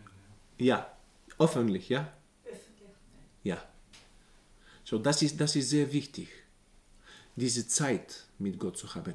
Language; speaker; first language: German; non-native, learner; Bulgarian